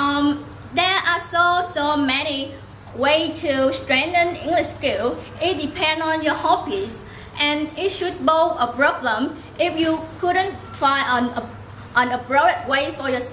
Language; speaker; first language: English; non-native, learner; Vietnamese